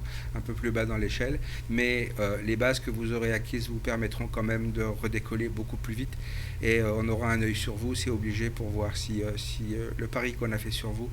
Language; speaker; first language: French; native; French